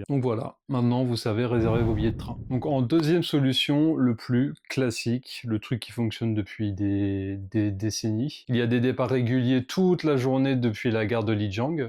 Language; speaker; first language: French; native; French